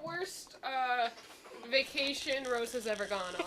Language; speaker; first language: English; native; English